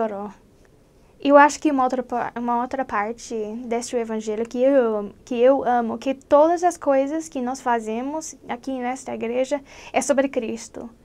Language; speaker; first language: Portuguese; non-native, fluent; English